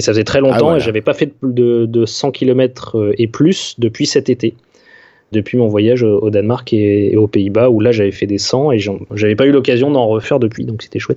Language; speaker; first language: French; native; French